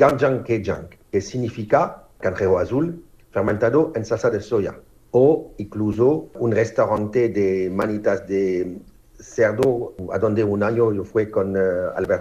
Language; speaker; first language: Spanish; non-native, learner; French